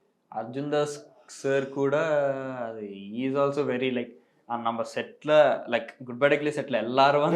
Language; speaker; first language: Tamil; non-native, learner; Telugu